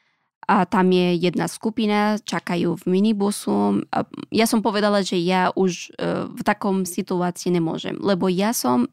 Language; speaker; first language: Slovak; non-native, learner; Pashto